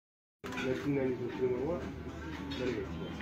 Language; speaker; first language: Japanese; non-native, learner; English